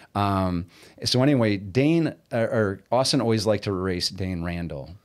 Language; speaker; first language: English; native; English